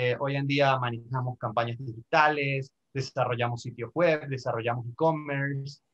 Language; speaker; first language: Spanish; native; Spanish